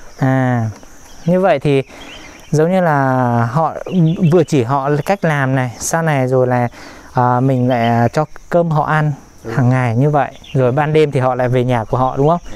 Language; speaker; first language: Vietnamese; non-native, local second language; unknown